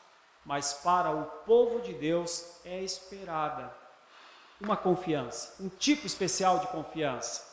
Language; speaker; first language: Portuguese; native; Portuguese